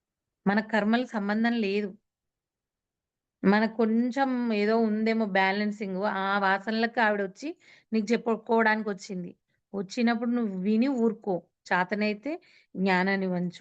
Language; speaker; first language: Telugu; native; Telugu